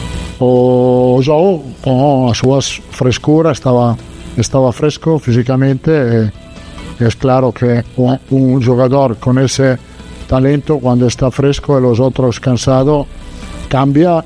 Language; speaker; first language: Portuguese; non-native, learner; Italian